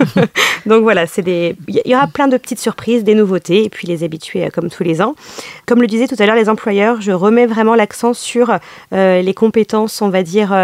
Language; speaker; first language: French; native; French